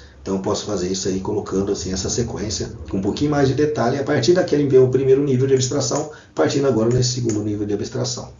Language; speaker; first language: Portuguese; native; Portuguese